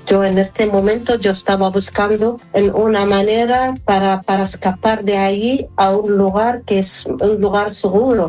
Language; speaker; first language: Spanish; non-native, fluent; Arabic